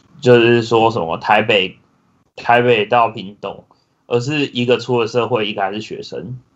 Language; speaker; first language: Chinese; native; Chinese